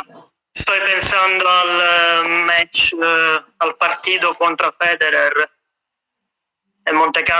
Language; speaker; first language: Spanish; non-native, fluent; Italian